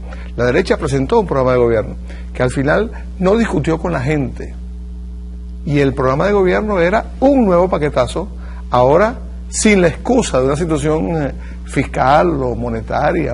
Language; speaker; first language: Spanish; native; Spanish